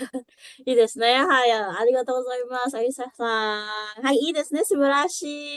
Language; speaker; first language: Japanese; non-native, fluent; Indonesian